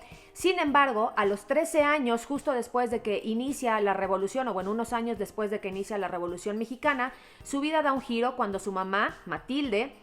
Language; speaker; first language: Spanish; native; Spanish